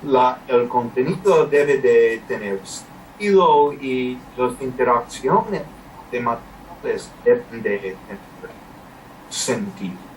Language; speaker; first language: Spanish; non-native, learner; English